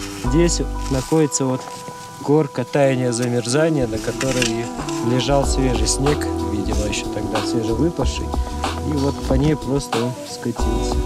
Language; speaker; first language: Russian; native; Russian